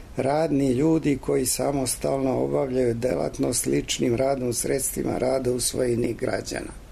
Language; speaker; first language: Serbian; native; Serbian